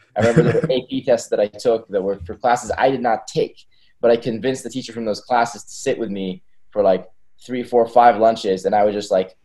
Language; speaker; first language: English; early bilingual, other home language; Hebrew